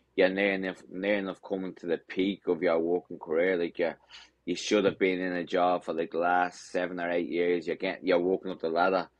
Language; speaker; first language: English; native; English